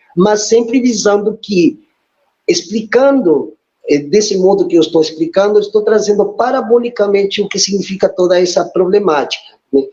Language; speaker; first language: Portuguese; non-native, fluent; Spanish